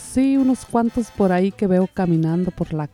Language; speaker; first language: Spanish; native; Spanish